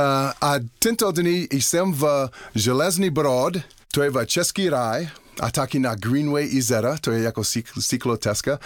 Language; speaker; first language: Czech; non-native, learner; English